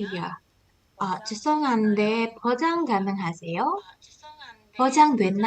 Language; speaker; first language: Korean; non-native, fluent; Indonesian